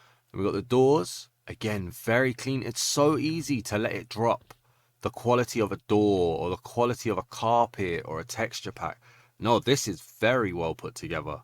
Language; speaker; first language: English; native; English